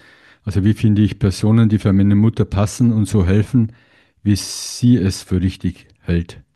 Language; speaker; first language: German; native; German